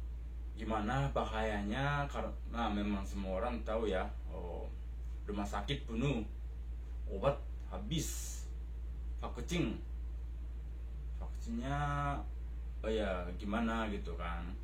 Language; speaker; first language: Indonesian; non-native, fluent; Japanese